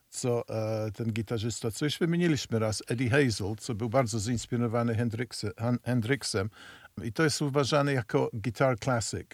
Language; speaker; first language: Polish; early bilingual, heritage; Polish